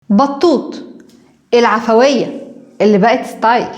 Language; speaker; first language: Arabic; native; Arabic